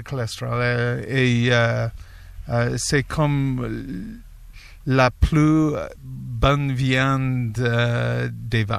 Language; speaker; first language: French; non-native, learner; English